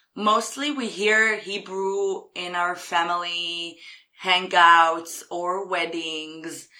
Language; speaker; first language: English; non-native, fluent; Hebrew